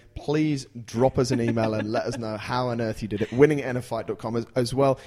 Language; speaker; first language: English; native; English